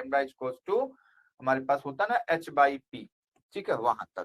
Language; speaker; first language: Hindi; native; Hindi